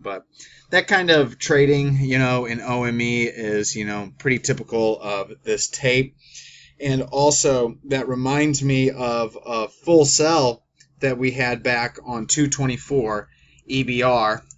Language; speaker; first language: English; native; English